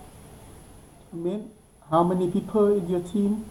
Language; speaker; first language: English; non-native, learner; Thai